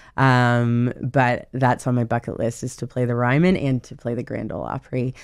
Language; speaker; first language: English; native; English